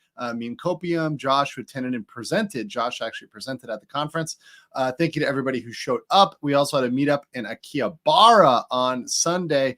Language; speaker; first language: English; native; English